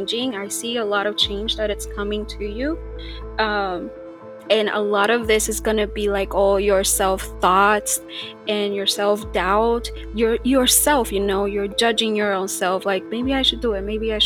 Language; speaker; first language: English; non-native, fluent; Spanish